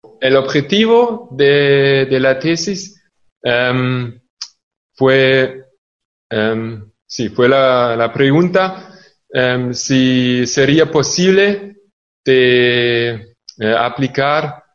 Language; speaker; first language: Spanish; non-native, fluent; German